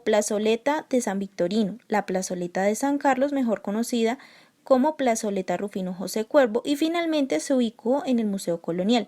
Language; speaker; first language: Spanish; native; Spanish